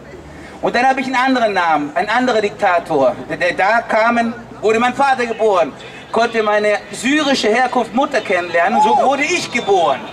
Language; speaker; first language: German; early bilingual, heritage; German